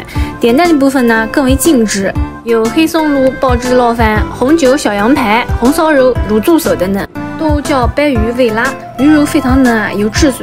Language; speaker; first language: Chinese; native; Chinese